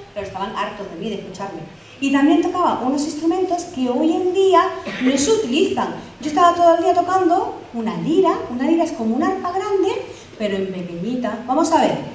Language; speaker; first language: Spanish; native; Spanish